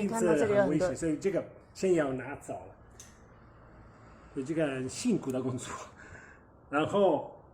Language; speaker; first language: Chinese; non-native, fluent; Italian